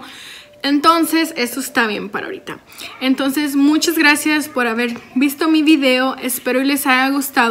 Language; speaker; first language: Spanish; early bilingual, heritage; Spanish